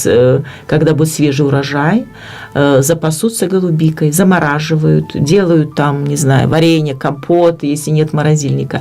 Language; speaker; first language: Russian; native; Russian